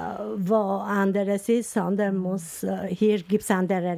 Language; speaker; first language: German; non-native, fluent; Albanian